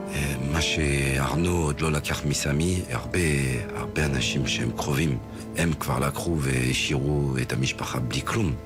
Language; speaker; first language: Hebrew; non-native, fluent; French